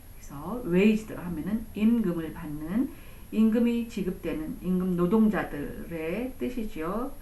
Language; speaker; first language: Korean; native; Korean